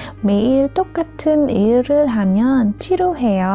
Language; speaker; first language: Korean; non-native, fluent; Khmer